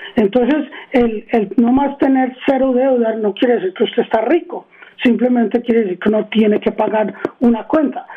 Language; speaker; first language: Spanish; early bilingual, heritage; Spanish